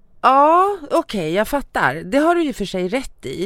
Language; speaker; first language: Swedish; native; Swedish